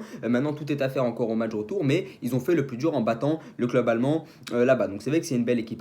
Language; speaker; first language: French; native; French